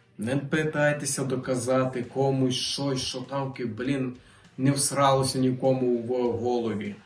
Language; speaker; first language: Ukrainian; non-native, local second language; Russian